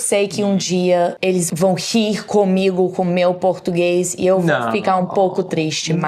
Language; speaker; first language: Portuguese; non-native, learner; English